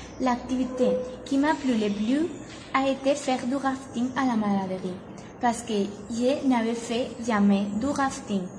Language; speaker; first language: French; non-native, learner; Catalan